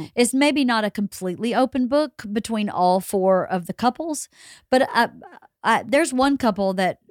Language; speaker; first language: English; native; English